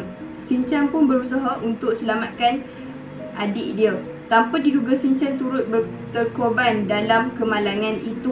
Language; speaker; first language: Malay; native; Malay